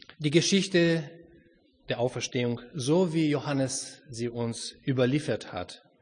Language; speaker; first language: German; non-native, fluent; Romanian